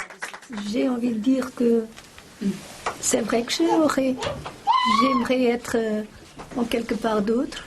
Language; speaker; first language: French; non-native, fluent; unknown